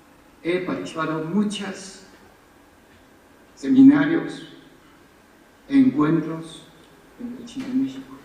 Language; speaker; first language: Spanish; non-native, fluent; Chinese